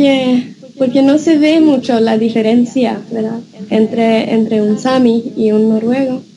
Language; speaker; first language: Spanish; non-native, fluent; Norwegian